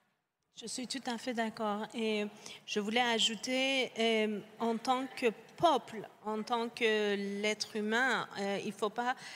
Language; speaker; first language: French; non-native, fluent; Persian